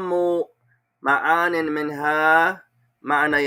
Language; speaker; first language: Arabic; non-native, fluent; English